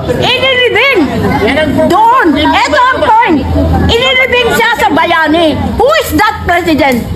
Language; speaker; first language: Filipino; non-native, local second language; Iloko